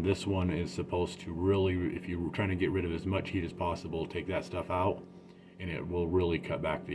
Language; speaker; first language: English; native; English